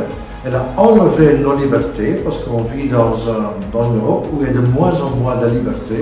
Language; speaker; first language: French; non-native, local second language; Dutch